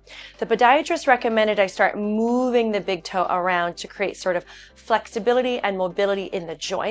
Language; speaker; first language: English; native; English